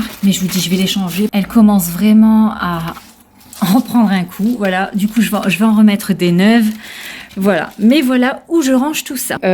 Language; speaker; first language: French; native; French